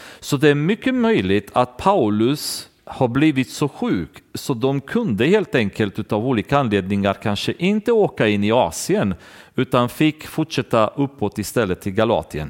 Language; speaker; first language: Swedish; non-native, fluent; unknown